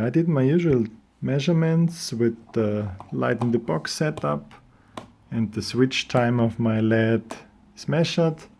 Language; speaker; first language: English; non-native, fluent; German